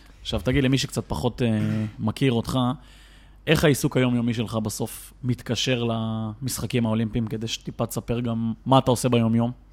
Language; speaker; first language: Hebrew; native; Hebrew